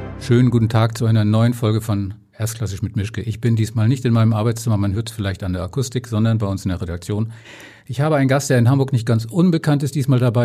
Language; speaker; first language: German; native; German